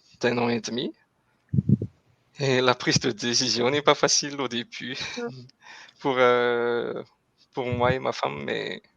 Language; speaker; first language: French; non-native, local second language; Malagasy